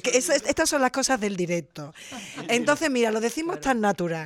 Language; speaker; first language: Spanish; native; Spanish